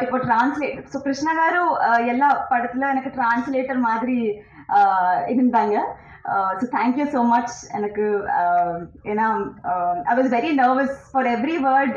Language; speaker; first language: Tamil; non-native, learner; Telugu